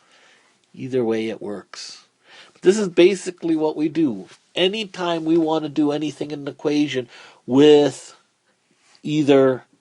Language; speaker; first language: English; native; English